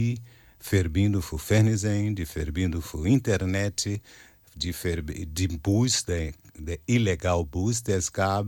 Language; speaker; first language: German; non-native, fluent; Portuguese